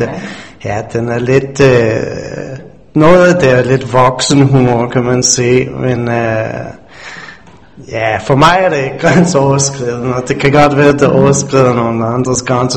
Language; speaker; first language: Danish; non-native, fluent; English